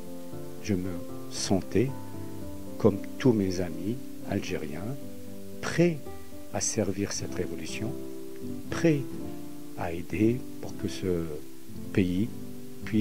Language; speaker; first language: French; non-native, local second language; Arabic